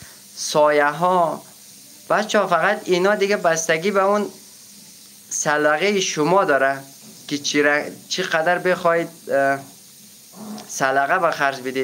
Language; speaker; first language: Persian; native; Persian